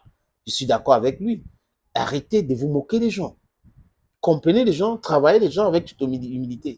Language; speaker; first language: French; non-native, local second language; English